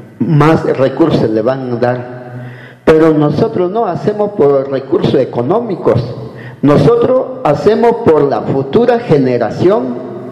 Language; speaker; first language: Spanish; non-native, local second language; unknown